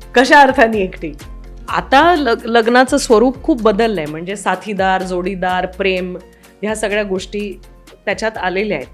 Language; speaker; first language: Marathi; native; Marathi